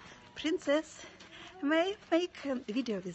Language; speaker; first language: English; non-native, learner; Russian